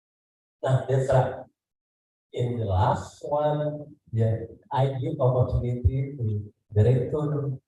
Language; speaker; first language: English; non-native, learner; Indonesian